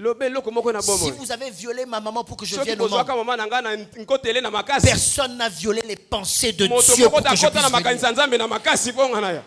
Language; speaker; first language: French; non-native, local second language; Lingala